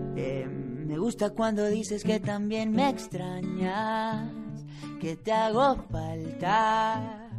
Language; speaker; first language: Spanish; native; Spanish